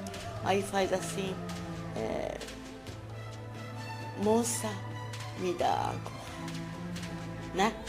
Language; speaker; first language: Portuguese; non-native, learner; Japanese